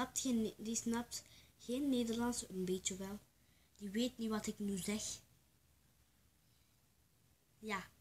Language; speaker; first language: Dutch; early bilingual, other home language; Turkish